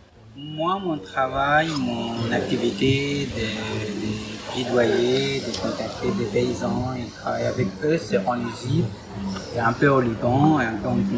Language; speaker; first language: French; non-native, fluent; Arabic